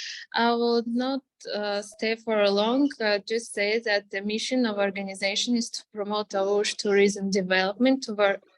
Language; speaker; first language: English; non-native, fluent; Armenian